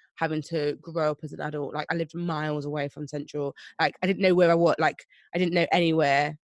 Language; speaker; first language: English; native; English